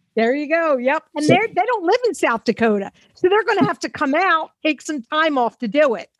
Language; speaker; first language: English; native; English